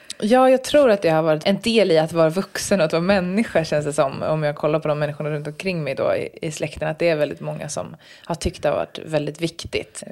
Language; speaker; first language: Swedish; native; Swedish